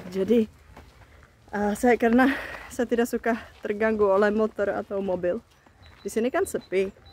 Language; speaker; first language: Indonesian; non-native, fluent; Czech